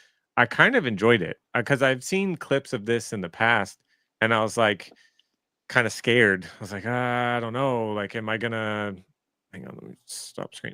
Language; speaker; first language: English; native; English